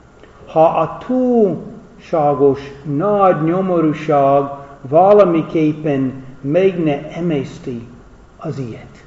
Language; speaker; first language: Hungarian; non-native, fluent; English